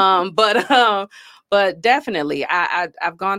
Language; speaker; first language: English; native; English